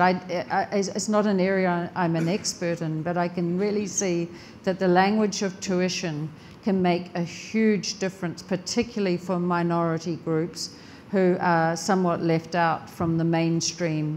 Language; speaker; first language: English; native; English